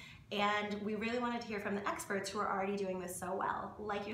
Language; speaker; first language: English; native; English